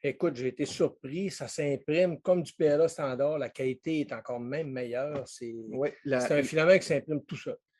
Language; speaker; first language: French; native; French